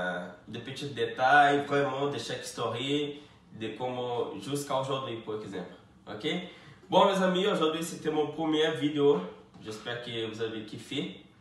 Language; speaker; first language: French; non-native, fluent; Portuguese